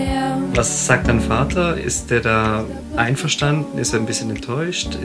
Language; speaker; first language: German; native; German